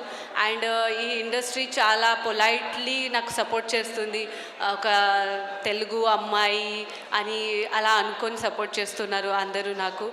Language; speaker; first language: Telugu; non-native, fluent; Marathi